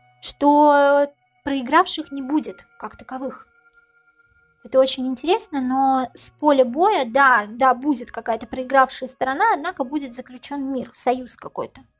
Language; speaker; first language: Russian; native; Russian